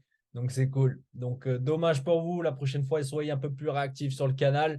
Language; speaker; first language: French; native; French